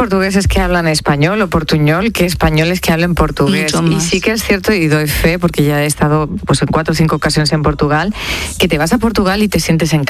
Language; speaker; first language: Spanish; native; Spanish